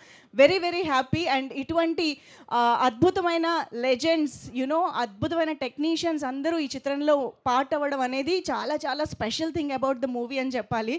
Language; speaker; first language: Telugu; native; Telugu